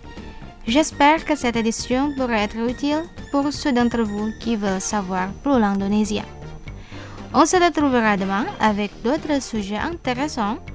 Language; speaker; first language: French; non-native, fluent; Indonesian